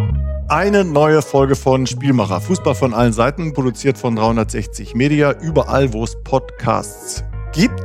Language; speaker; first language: German; native; German